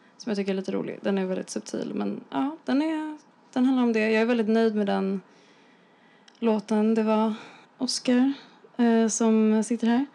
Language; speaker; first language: Swedish; native; Swedish